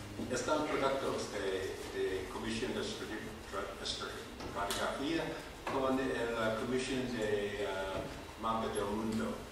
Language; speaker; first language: Spanish; non-native, learner; English